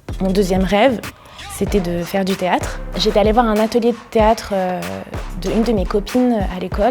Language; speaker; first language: French; early bilingual, other home language; Arabic